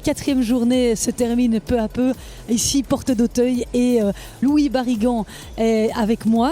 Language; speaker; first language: French; native; French